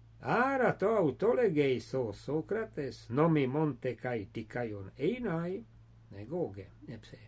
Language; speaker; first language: Greek; non-native, fluent; English